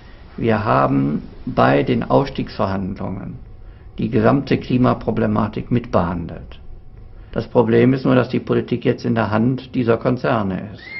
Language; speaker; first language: German; native; German